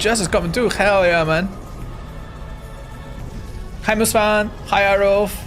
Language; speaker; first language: English; native; English